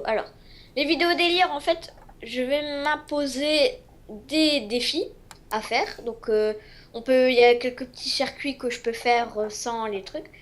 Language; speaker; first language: French; native; French